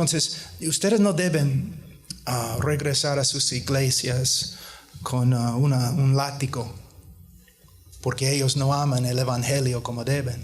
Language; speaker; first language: Spanish; non-native, fluent; English